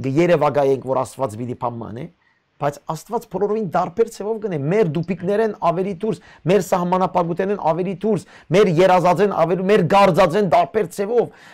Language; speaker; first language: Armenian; early bilingual, heritage; Armenian